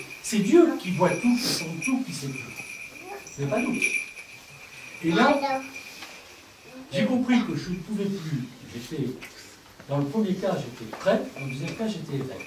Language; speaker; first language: French; native; French